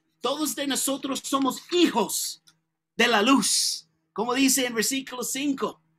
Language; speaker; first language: Spanish; non-native, learner; English